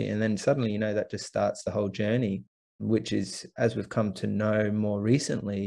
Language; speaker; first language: English; native; English